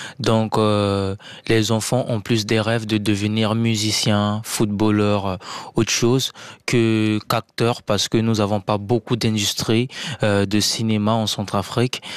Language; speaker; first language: French; non-native, local second language; Sango